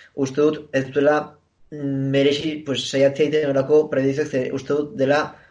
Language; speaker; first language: Basque; non-native, local second language; Spanish